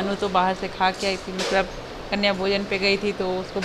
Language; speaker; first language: Hindi; native; Hindi